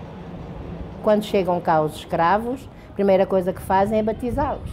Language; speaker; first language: Portuguese; non-native, local second language; Kabuverdianu